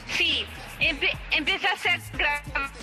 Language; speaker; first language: Spanish; non-native, fluent; Italian